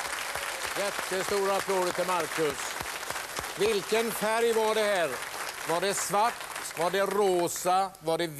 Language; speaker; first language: Swedish; native; Swedish